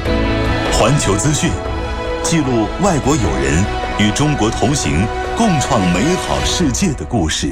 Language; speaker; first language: Chinese; native; Chinese